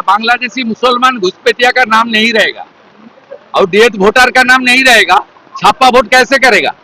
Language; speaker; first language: Hindi; non-native, local second language; Bangla